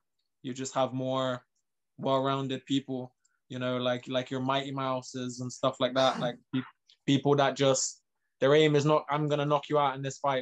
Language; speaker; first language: English; native; English